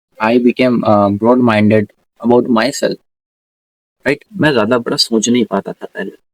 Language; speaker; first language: Hindi; native; Hindi